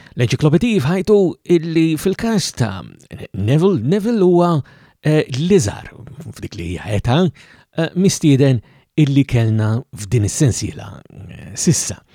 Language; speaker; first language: Maltese; native; Maltese